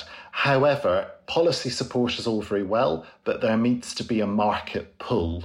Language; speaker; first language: English; native; English